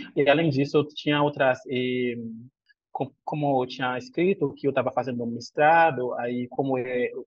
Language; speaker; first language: Portuguese; non-native, fluent; Haitian Creole